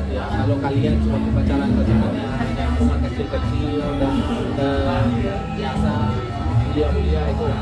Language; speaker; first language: Indonesian; non-native, learner; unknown